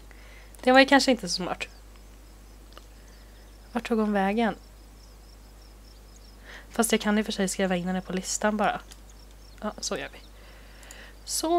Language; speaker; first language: Swedish; native; Swedish